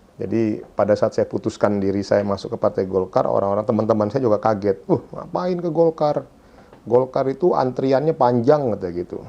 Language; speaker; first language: Indonesian; native; Indonesian